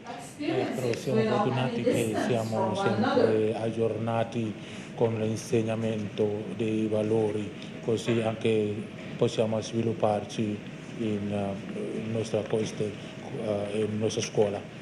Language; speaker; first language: Italian; non-native, learner; Indonesian